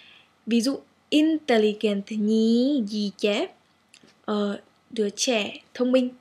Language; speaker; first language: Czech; non-native, fluent; Vietnamese